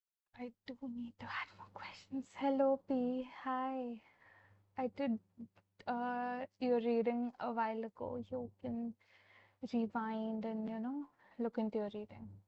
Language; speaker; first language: English; non-native, local second language; Hindi